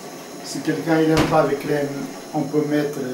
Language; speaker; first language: French; non-native, fluent; Portuguese